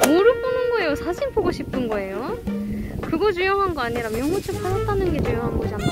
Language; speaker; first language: Korean; non-native, fluent; Japanese